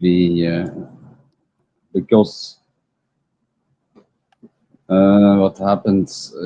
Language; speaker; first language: English; non-native, learner; Dutch